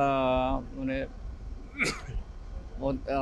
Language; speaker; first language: Hindi; non-native, local second language; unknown